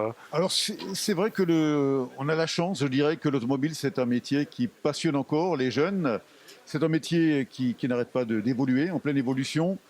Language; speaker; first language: French; native; French